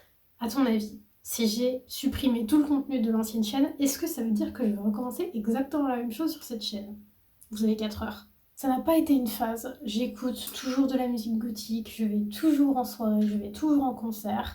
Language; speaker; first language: French; native; French